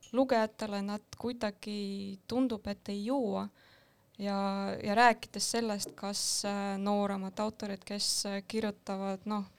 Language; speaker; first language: Estonian; non-native, local second language; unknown